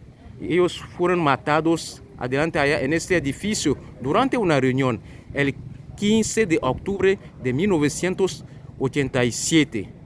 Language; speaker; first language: Spanish; non-native, fluent; French